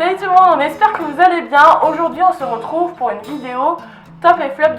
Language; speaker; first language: French; native; French